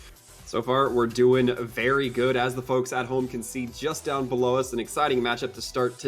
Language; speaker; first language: English; native; English